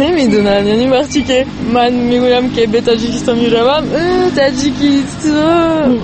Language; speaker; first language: Persian; non-native, fluent; French